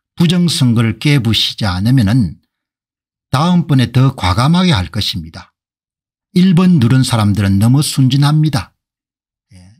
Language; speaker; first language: Korean; native; Korean